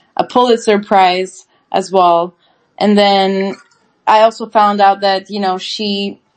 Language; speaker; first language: English; non-native, fluent; Turkish